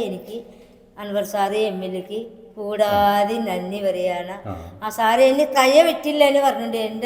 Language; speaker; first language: Malayalam; non-native, local second language; Telugu